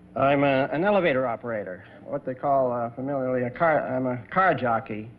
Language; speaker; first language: English; non-native, fluent; Dutch